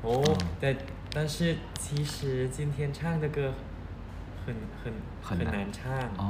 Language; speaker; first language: Chinese; non-native, learner; Thai